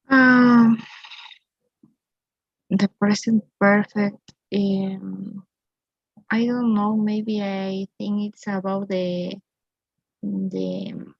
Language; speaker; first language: English; non-native, learner; Spanish